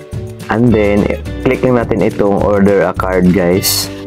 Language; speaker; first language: Filipino; native; Filipino